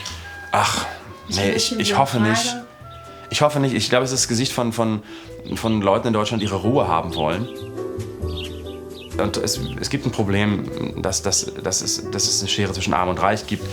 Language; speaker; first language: German; native; German